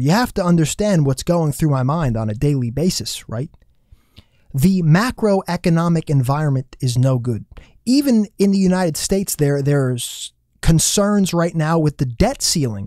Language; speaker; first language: English; native; English